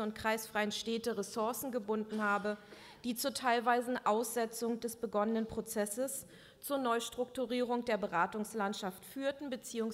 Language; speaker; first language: German; native; German